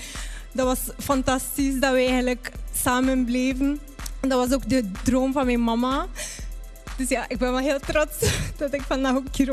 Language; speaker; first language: Dutch; early bilingual, other home language; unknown